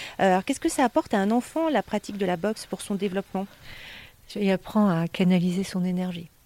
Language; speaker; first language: French; native; French